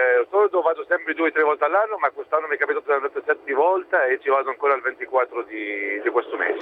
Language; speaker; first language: Italian; non-native, fluent; Arabic